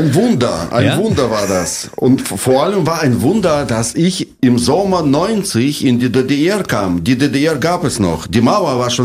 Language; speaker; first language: German; non-native, fluent; Russian